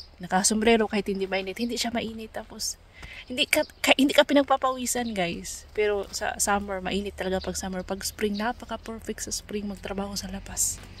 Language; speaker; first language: Filipino; non-native, local second language; Cebuano